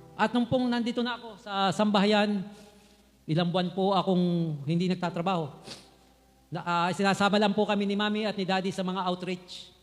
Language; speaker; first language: Filipino; native; Filipino